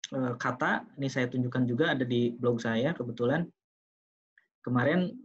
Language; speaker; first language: Indonesian; non-native, local second language; Sundanese